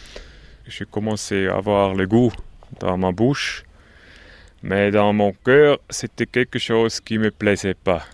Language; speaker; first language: French; non-native, local second language; German